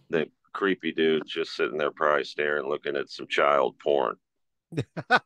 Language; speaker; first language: English; native; English